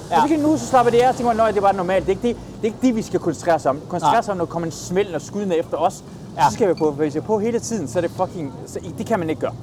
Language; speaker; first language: Danish; early bilingual, other home language; Persian